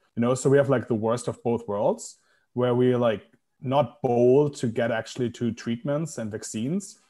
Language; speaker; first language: English; non-native, fluent; German